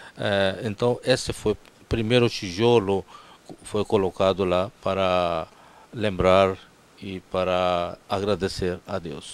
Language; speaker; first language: Portuguese; non-native, fluent; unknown